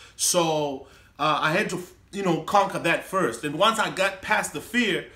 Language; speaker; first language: English; non-native, local second language; Shona